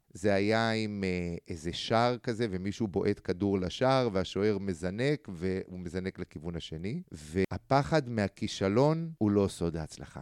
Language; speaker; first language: Hebrew; native; Hebrew